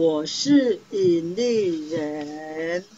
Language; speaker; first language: Chinese; non-native, fluent; Indonesian